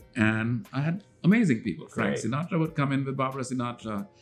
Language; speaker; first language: English; non-native, local second language; Hindi